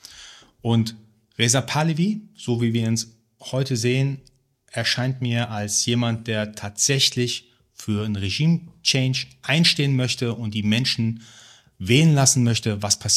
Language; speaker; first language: German; early bilingual, other home language; Persian